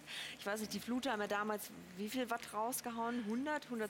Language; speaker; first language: German; native; German